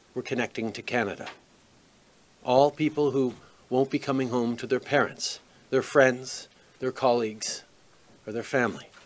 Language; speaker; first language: English; native; English